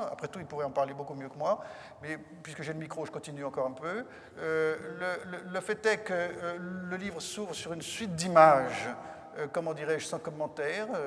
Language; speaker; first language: French; native; French